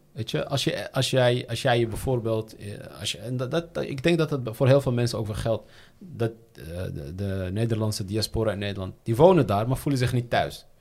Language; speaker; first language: Dutch; early bilingual, other home language; Riffian